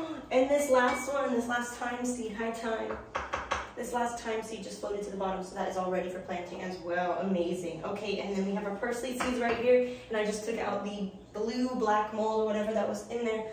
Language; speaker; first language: English; native; English